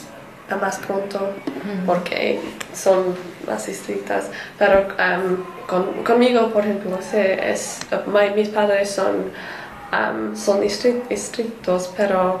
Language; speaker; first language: Spanish; non-native, learner; English